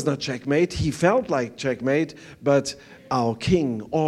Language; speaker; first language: English; non-native, fluent; German